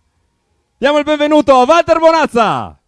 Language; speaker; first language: Italian; native; Italian